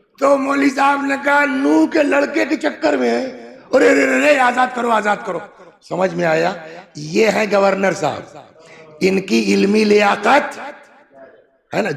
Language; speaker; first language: Urdu; native; Urdu